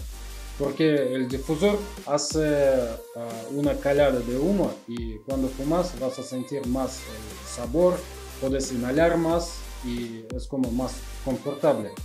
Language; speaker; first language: Spanish; non-native, learner; Russian